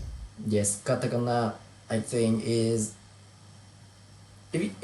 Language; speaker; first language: English; non-native, learner; Vietnamese